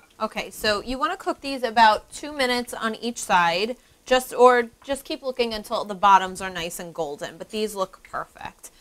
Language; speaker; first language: English; early bilingual, other home language; Italian